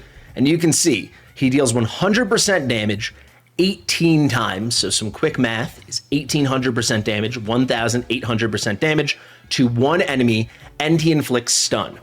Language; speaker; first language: English; native; English